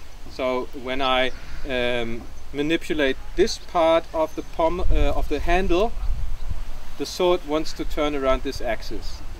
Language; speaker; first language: English; non-native, fluent; German